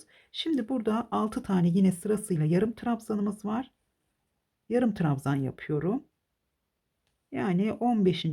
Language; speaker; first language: Turkish; native; Turkish